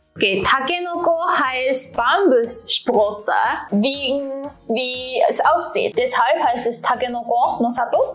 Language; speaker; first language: German; non-native, fluent; Japanese